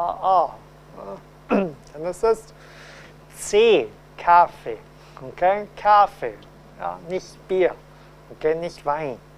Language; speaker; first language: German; non-native, fluent; Cantonese